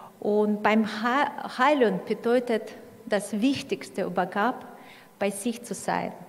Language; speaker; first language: German; non-native, fluent; Russian